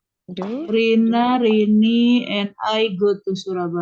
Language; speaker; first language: English; non-native, learner; Indonesian